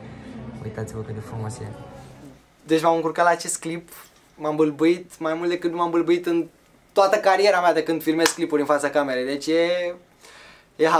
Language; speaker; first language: Romanian; native; Romanian